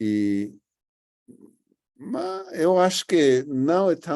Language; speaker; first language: Portuguese; non-native, fluent; English